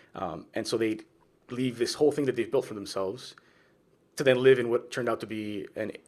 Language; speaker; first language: English; early bilingual, other home language; Spanish